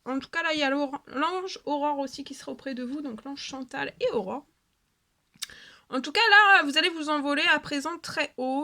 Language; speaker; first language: French; native; French